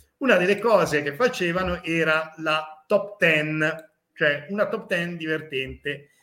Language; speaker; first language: Italian; native; Italian